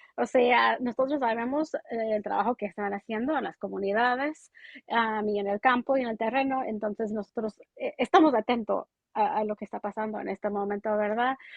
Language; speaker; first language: Spanish; early bilingual, heritage; Spanish